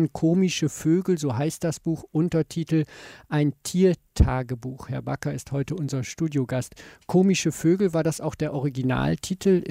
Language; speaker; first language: German; native; German